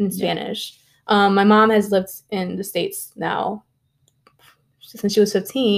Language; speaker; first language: English; early bilingual, other home language; Spanish